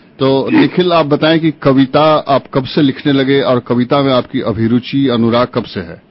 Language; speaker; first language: Hindi; native; Hindi